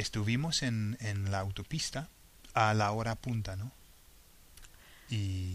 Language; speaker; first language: Spanish; non-native, fluent; English